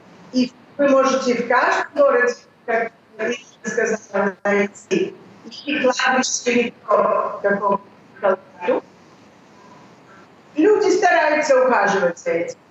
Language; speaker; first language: Russian; early bilingual, heritage; Russian